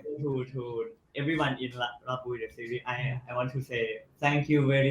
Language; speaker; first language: English; non-native, learner; Thai